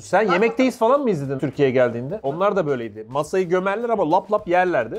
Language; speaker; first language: Turkish; native; Turkish